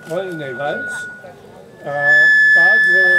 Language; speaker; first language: Polish; non-native, learner; German